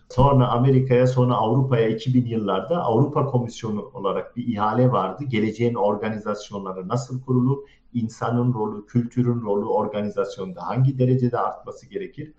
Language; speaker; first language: Turkish; early bilingual, heritage; Turkish